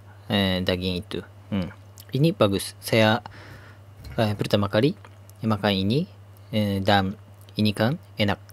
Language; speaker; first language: Indonesian; non-native, learner; Japanese